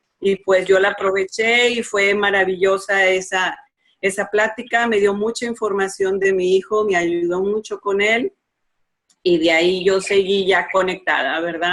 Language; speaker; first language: Spanish; native; Spanish